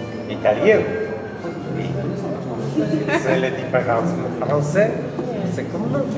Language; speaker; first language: French; non-native, learner; Polish